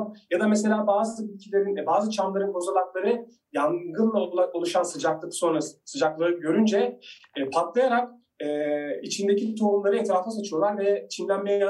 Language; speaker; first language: Turkish; native; Turkish